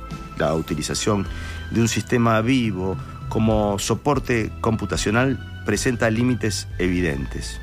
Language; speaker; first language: Spanish; native; Spanish